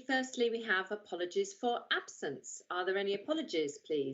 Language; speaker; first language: English; native; English